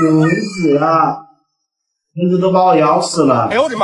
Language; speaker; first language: Chinese; native; Chinese